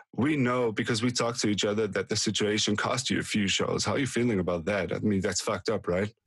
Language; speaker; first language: English; non-native, fluent; German